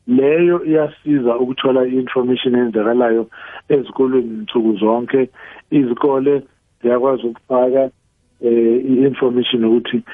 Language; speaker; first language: Zulu; non-native, local second language; South Ndebele